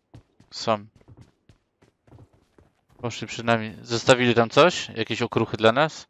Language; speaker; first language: Polish; native; Polish